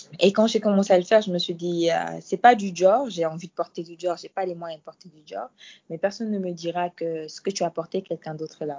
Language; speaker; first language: French; non-native, local second language; Fula